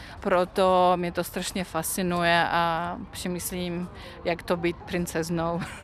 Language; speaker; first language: Czech; non-native, fluent; Russian